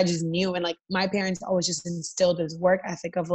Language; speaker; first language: English; early bilingual, other home language; Spanish